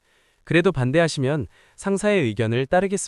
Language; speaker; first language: Korean; non-native, learner; Nepali